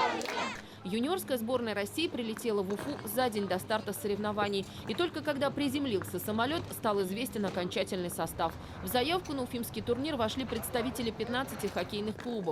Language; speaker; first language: Russian; native; Russian